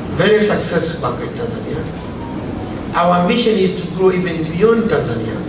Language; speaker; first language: English; non-native, local second language; Swahili